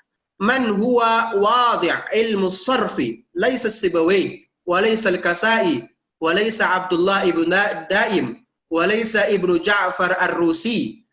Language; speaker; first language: Arabic; non-native, fluent; Indonesian